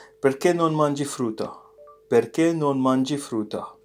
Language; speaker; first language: Italian; non-native, learner; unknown